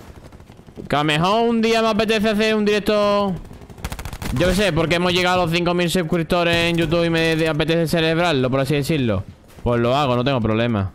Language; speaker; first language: Spanish; native; Spanish